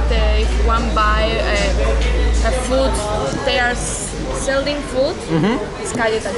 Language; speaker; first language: English; non-native, learner; Spanish